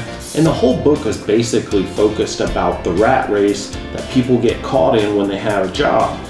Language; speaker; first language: English; native; English